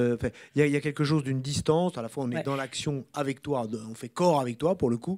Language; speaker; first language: French; native; French